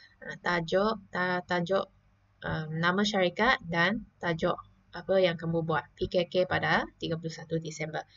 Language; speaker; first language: Malay; non-native, local second language; Chinese